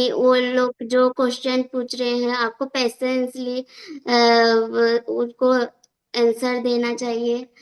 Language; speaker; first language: Hindi; non-native, local second language; Odia